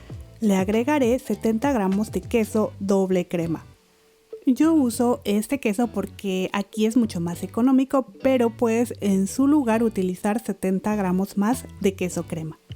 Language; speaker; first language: Spanish; native; Spanish